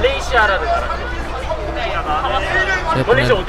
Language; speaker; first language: Korean; native; Korean